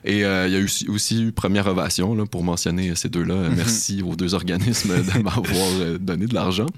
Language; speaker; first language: French; native; French